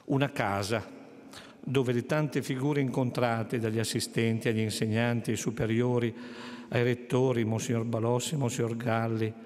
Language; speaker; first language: Italian; native; Italian